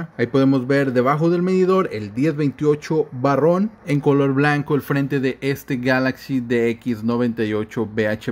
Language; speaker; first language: Spanish; native; Spanish